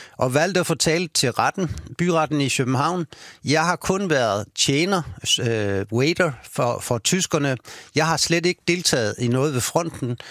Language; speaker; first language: Danish; native; Danish